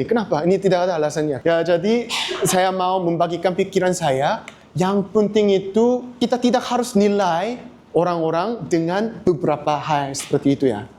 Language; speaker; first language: Indonesian; non-native, learner; Korean